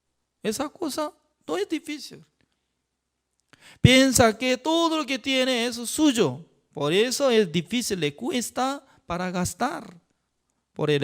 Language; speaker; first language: Spanish; non-native, fluent; Korean